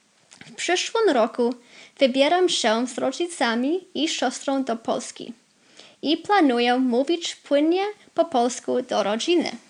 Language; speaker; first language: Polish; early bilingual, heritage; Polish